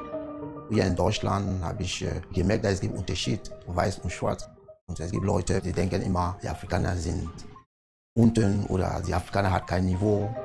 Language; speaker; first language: German; non-native, learner; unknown